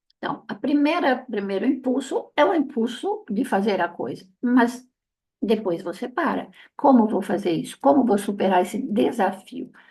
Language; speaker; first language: Portuguese; non-native, fluent; Italian